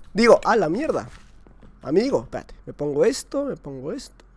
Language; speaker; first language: Spanish; native; Spanish